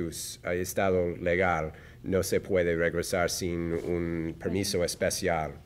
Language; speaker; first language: Spanish; non-native, learner; English